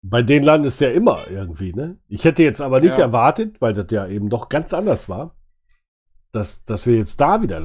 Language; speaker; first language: German; native; German